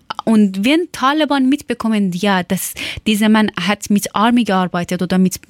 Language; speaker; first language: German; non-native, learner; Persian